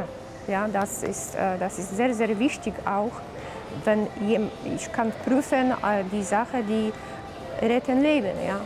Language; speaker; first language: German; non-native, learner; Polish